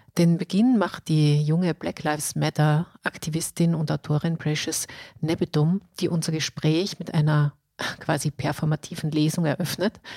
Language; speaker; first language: German; native; German